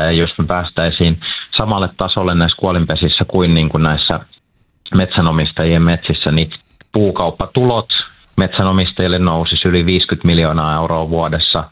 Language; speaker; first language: Finnish; native; Finnish